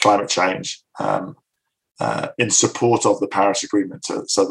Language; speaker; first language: English; native; English